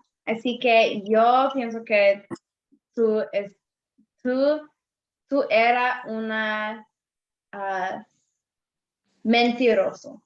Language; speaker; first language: Spanish; non-native, learner; English